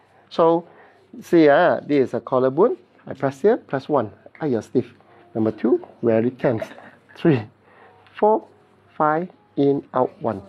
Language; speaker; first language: English; non-native, local second language; Cantonese